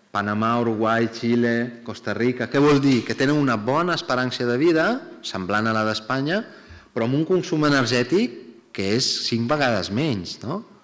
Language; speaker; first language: Catalan; non-native, fluent; Italian